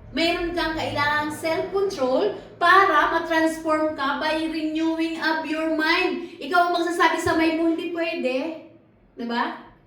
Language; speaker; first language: Filipino; non-native, local second language; Cebuano